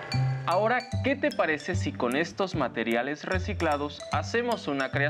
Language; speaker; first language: Spanish; native; Spanish